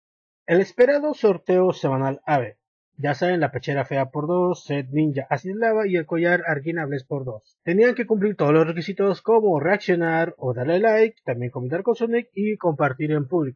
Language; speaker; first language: Spanish; native; Spanish